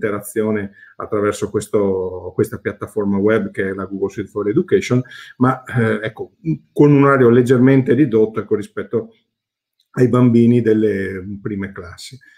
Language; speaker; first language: Italian; native; Italian